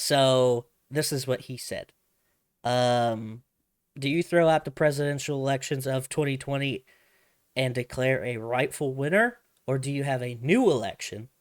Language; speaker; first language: English; native; English